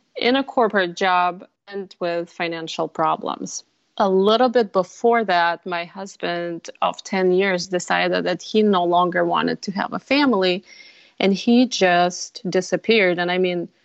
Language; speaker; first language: English; non-native, fluent; Russian